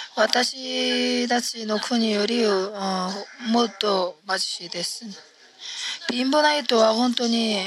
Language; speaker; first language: Japanese; non-native, fluent; Korean